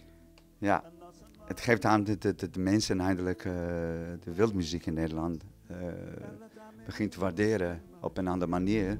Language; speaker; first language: Dutch; non-native, fluent; Portuguese